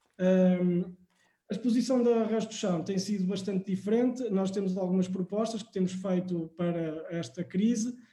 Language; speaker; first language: Portuguese; native; Portuguese